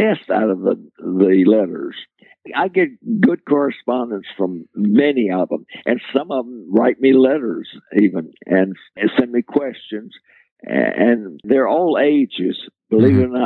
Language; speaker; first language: English; native; English